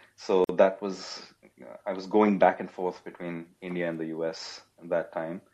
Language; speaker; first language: English; non-native, local second language; Telugu